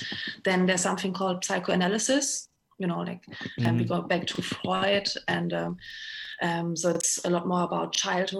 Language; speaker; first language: English; non-native, fluent; German